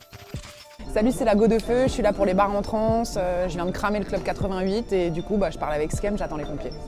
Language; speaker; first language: French; native; French